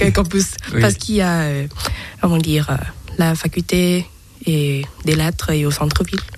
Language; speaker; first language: French; non-native, learner; Thai